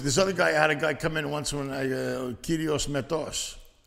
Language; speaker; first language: English; early bilingual, other home language; Greek